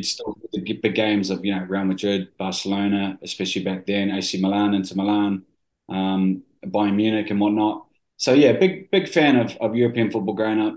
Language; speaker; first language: English; native; English